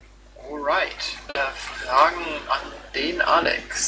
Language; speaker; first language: German; native; German